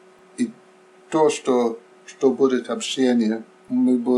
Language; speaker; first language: Russian; non-native, fluent; English